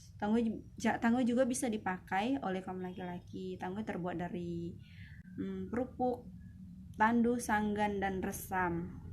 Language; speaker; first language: Indonesian; non-native, local second language; Malay